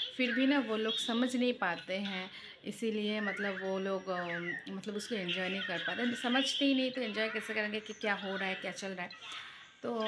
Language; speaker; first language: Hindi; non-native, local second language; Bangla